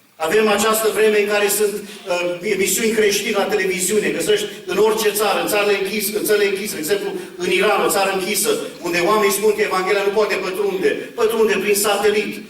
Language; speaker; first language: Romanian; early bilingual, heritage; Romanian